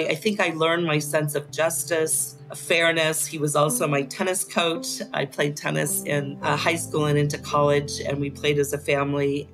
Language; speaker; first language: English; native; English